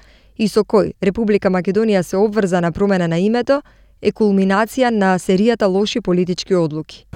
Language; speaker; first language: Macedonian; native; Macedonian